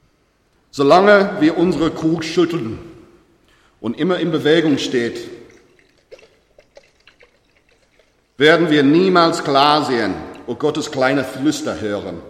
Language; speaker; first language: German; non-native, learner; English